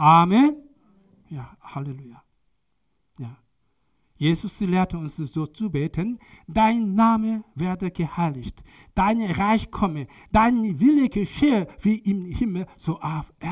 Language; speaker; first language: German; non-native, learner; Korean